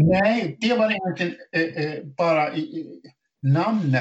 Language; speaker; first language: Swedish; non-native, fluent; Icelandic